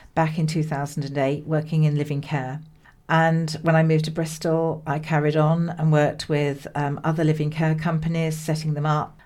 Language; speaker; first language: English; native; English